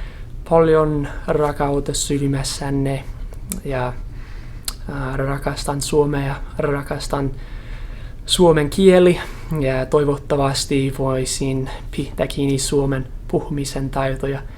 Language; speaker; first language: Finnish; non-native, fluent; English